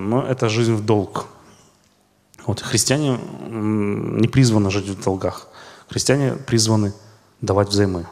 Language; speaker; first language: Russian; native; Russian